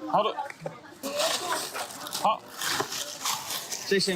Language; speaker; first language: Chinese; non-native, learner; English